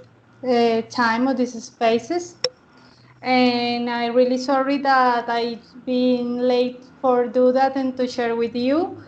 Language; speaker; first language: English; non-native, learner; Spanish